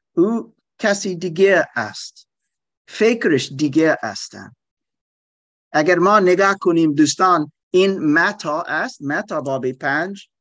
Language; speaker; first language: Persian; non-native, learner; German